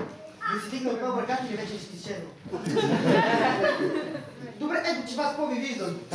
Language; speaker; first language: Bulgarian; native; Bulgarian